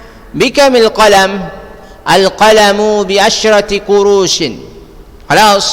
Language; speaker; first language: Arabic; non-native, fluent; Indonesian